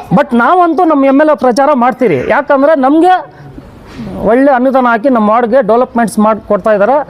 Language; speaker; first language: Kannada; non-native, local second language; Urdu